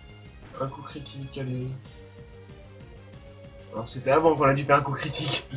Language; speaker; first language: French; native; French